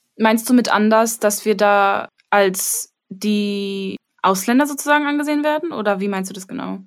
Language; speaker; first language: German; early bilingual, other home language; Armenian